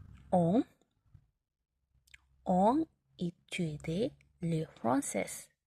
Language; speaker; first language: French; non-native, learner; Filipino